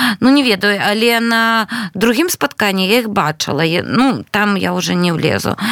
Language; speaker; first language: Belarusian; non-native, local second language; Russian